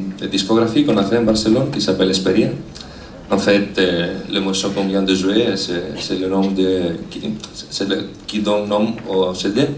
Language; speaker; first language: French; non-native, learner; Greek